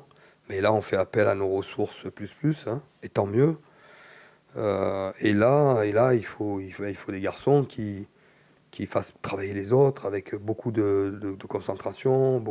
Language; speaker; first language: French; native; French